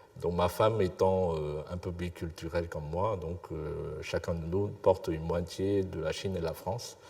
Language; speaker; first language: French; early bilingual, other home language; Chinese